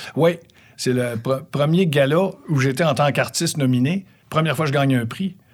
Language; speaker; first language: French; native; French